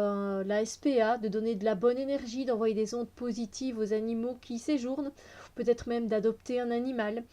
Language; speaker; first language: French; native; French